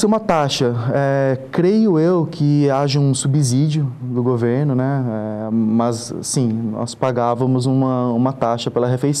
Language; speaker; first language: Portuguese; native; Portuguese